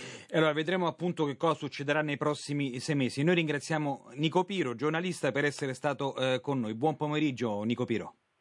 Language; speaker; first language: Italian; native; Italian